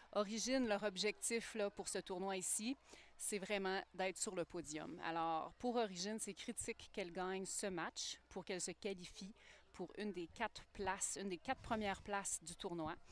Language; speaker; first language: French; native; French